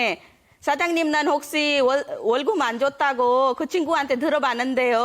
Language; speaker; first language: Korean; non-native, learner; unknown